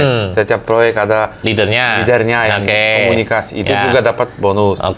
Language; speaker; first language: Indonesian; non-native, fluent; Polish